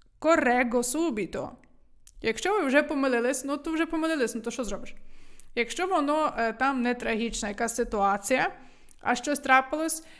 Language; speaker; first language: Ukrainian; native; Ukrainian